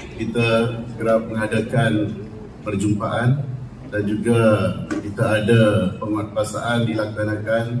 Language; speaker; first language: Malay; non-native, local second language; Tamil